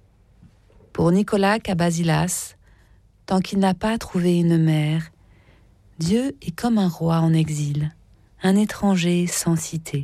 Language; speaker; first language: French; native; French